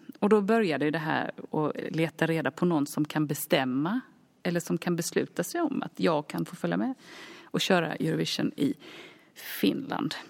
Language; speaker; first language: Swedish; early bilingual, other home language; Finnish